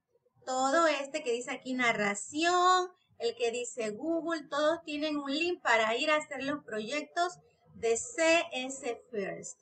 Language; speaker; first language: Spanish; native; Spanish